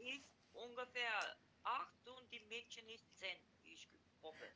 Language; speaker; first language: German; non-native, learner; Macedonian